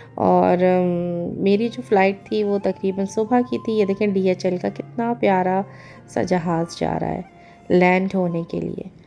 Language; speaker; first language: Urdu; native; Urdu